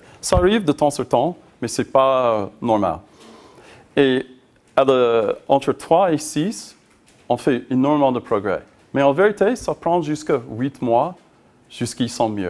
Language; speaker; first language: French; non-native, learner; English